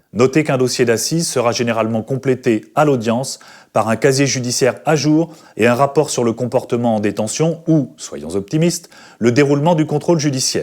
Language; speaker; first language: French; native; French